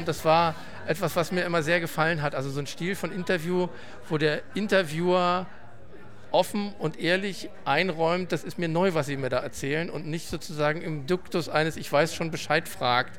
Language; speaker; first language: German; native; German